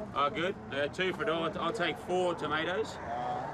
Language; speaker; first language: English; native; English